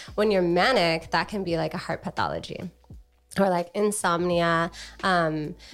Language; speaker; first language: English; native; English